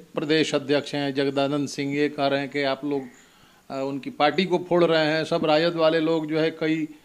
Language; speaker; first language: Hindi; native; Hindi